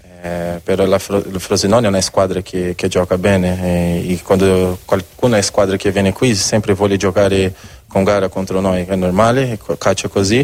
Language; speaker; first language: Italian; non-native, learner; Spanish